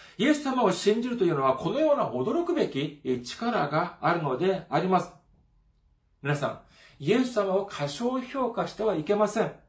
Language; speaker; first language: Japanese; non-native, fluent; Korean